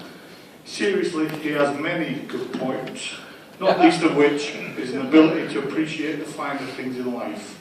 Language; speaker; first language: English; native; English